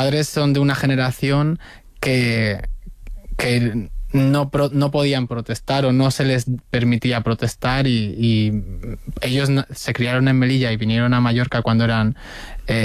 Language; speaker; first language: Spanish; native; Spanish